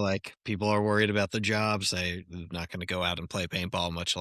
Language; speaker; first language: English; native; English